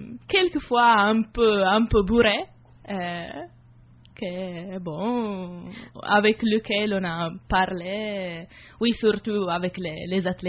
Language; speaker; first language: French; non-native, learner; Italian